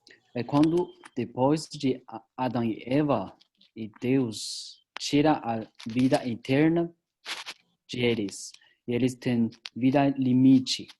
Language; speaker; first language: Portuguese; non-native, learner; Chinese